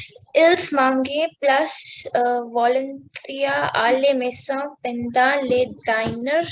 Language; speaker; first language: French; non-native, learner; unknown